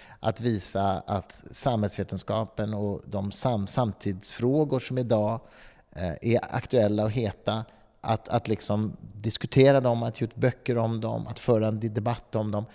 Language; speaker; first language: Swedish; native; Swedish